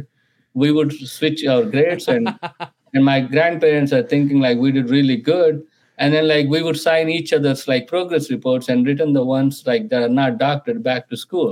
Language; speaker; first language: English; non-native, local second language; Telugu